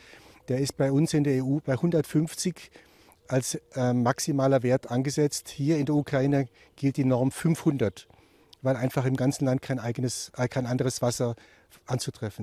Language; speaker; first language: German; native; German